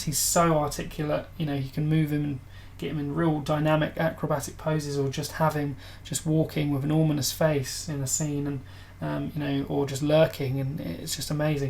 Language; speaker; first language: English; native; English